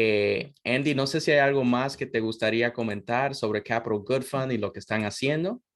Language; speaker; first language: Spanish; non-native, fluent; English